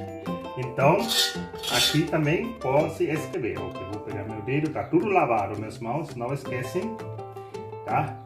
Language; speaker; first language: Portuguese; non-native, learner; German